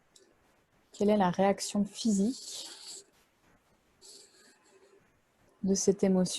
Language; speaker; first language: French; native; French